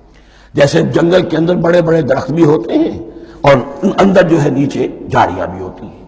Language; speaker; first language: Urdu; native; Urdu